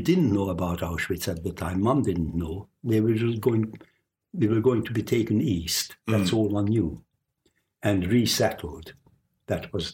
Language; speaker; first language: English; non-native, fluent; Hungarian